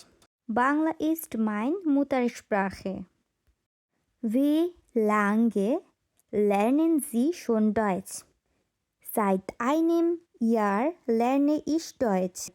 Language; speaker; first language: German; non-native, learner; Bangla